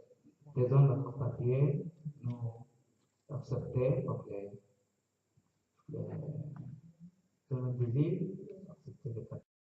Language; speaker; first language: French; non-native, learner; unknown